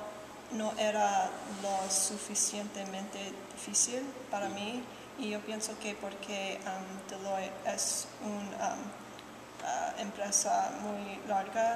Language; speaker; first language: Spanish; non-native, learner; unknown